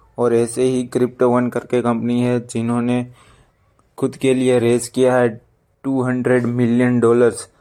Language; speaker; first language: Hindi; non-native, local second language; Gujarati